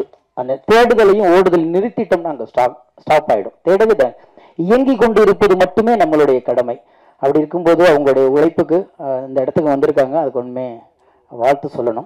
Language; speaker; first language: Tamil; native; Tamil